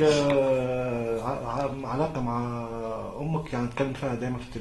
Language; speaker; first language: Dutch; non-native, local second language; Arabic